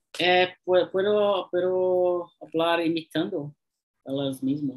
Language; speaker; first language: Spanish; non-native, learner; Portuguese